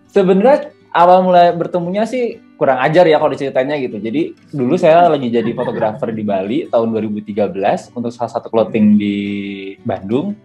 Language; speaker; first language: Indonesian; native; Indonesian